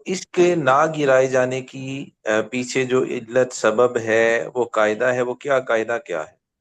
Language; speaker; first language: Hindi; non-native, local second language; Punjabi